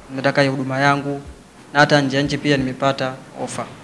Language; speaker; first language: Swahili; native; Swahili